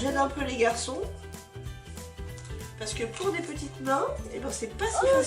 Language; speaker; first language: French; native; French